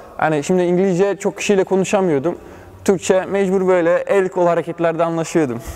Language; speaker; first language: Turkish; early bilingual, other home language; Bosnian